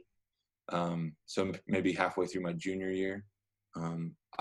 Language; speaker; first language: English; native; English